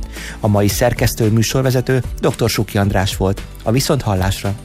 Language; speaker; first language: Hungarian; native; Hungarian